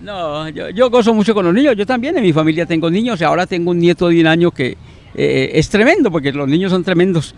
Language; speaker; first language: Spanish; native; Spanish